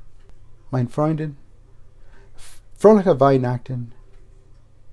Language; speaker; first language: German; non-native, learner; English